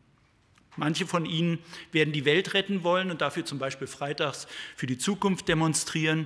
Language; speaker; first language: German; native; German